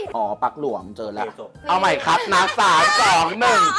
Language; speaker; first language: Thai; native; Thai